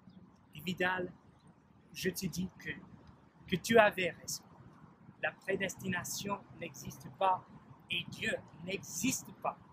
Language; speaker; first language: French; non-native, learner; English